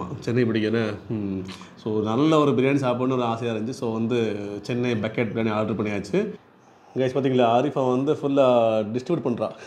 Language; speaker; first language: Tamil; native; Tamil